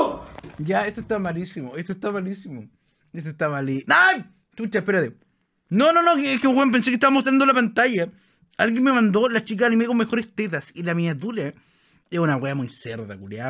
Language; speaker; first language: Spanish; native; Spanish